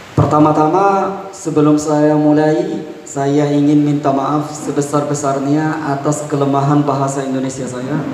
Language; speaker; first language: Malay; non-native, fluent; Arabic